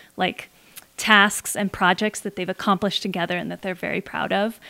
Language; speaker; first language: English; native; English